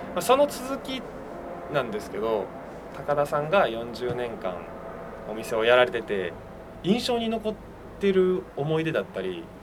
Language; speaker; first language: Japanese; native; Japanese